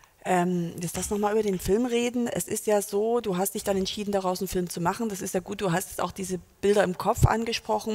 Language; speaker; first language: German; native; German